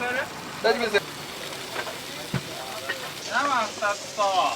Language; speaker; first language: Japanese; non-native, fluent; Chinese